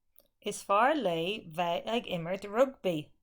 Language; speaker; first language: Irish; non-native, learner; English